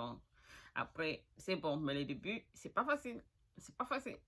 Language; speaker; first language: French; non-native, local second language; Fula